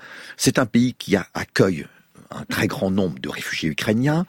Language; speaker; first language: French; native; French